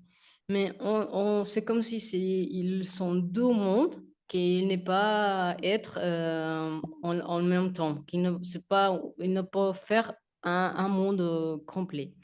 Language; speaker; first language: French; non-native, learner; Spanish